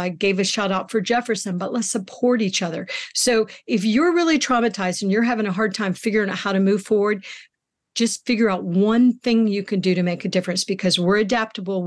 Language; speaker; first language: English; native; English